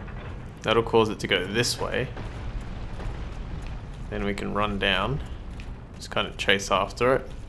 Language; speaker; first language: English; native; English